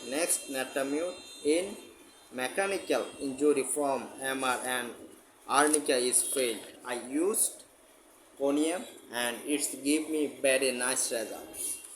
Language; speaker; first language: English; non-native, local second language; Bangla